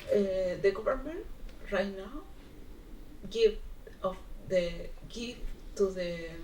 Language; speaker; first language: English; non-native, learner; Spanish